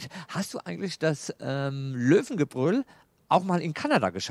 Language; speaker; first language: German; native; German